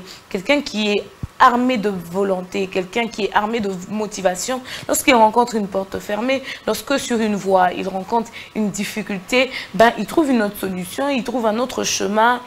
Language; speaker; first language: French; non-native, local second language; Lingala